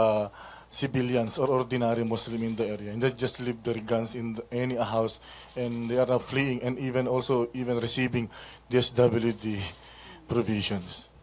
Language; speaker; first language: English; non-native, local second language; Filipino